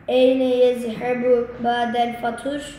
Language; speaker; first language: Arabic; non-native, learner; Turkish